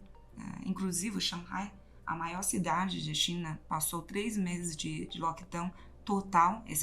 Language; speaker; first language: Portuguese; non-native, fluent; Chinese